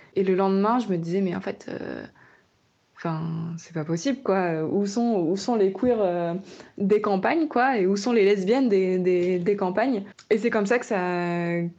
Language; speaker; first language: French; native; French